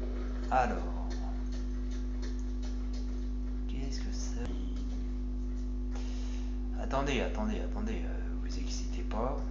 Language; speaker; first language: French; native; French